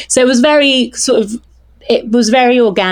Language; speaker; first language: English; non-native, local second language; French